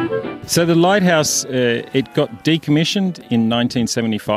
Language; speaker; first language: English; native; English